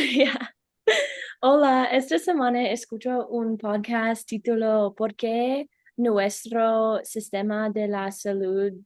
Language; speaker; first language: Spanish; non-native, learner; English